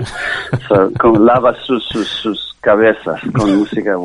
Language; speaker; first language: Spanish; non-native, learner; English